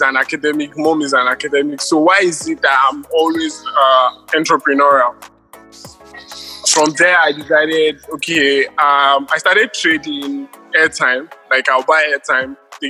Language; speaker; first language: English; non-native, local second language; Yoruba